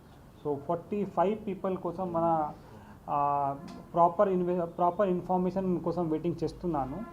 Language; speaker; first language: Telugu; non-native, local second language; Hindi